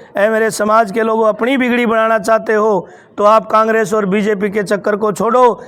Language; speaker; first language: Hindi; native; Hindi